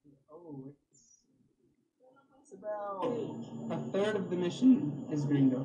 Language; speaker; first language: English; native; English